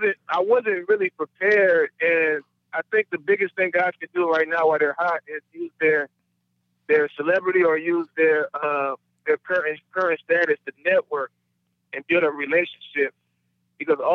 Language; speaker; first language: English; native; English